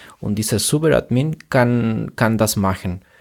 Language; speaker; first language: German; non-native, fluent; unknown